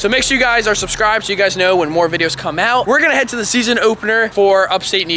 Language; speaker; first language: English; native; English